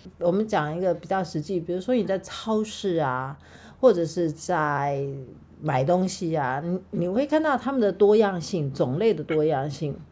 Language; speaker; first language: Chinese; native; Chinese